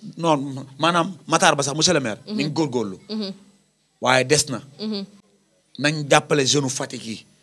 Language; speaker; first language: Wolof; native; Wolof